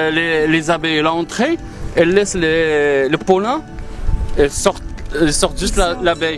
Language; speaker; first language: French; non-native, learner; Arabic